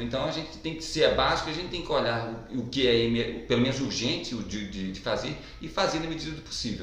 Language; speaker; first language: Portuguese; native; Portuguese